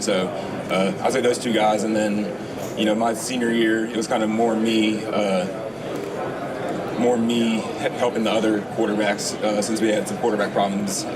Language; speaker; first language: English; native; English